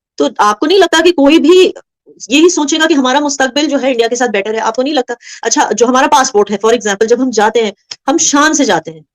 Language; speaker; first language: Hindi; non-native, local second language; Kashmiri